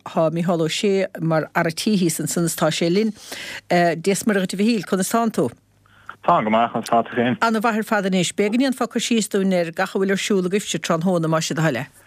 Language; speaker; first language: Irish; native; Irish